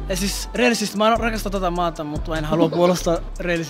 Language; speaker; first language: Finnish; early bilingual, other home language; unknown